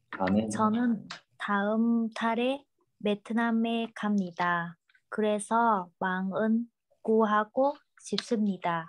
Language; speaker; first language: Korean; non-native, learner; Vietnamese